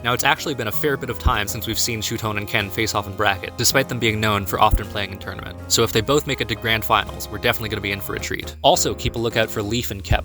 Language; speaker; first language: English; native; English